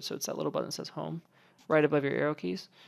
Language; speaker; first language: English; native; English